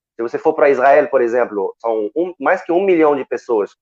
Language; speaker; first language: Portuguese; non-native, fluent; Arabic